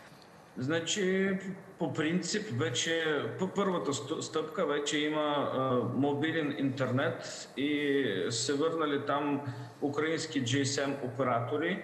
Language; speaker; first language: Bulgarian; non-native, fluent; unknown